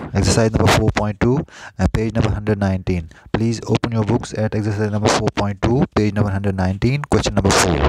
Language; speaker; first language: English; non-native, local second language; Hindi